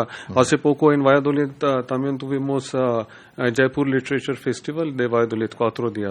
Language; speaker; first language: Spanish; non-native, learner; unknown